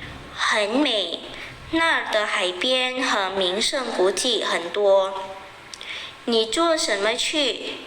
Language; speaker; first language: Chinese; non-native, fluent; Indonesian